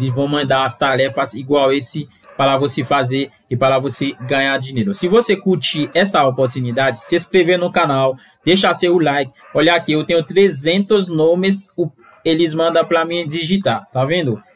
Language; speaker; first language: Portuguese; non-native, fluent; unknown